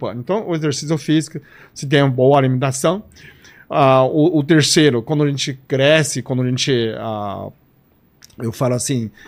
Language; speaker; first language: Portuguese; non-native, fluent; Chinese